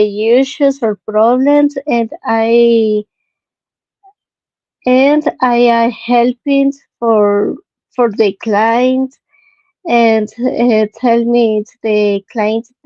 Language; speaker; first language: English; non-native, learner; Spanish